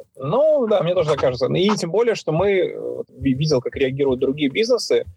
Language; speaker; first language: Russian; native; Russian